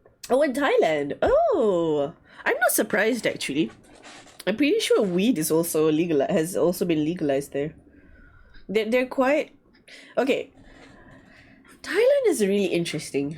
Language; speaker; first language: English; non-native, learner; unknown